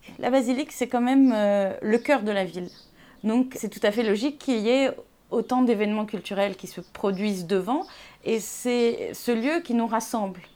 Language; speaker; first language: French; non-native, local second language; Arabic